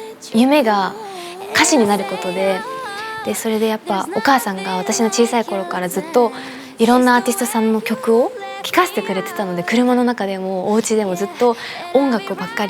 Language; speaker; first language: Japanese; native; Japanese